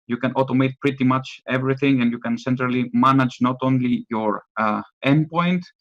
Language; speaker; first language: English; non-native, fluent; Greek